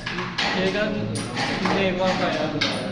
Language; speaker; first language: Korean; non-native, learner; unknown